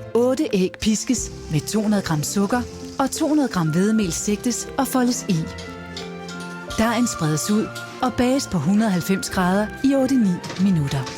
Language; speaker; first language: Danish; native; Danish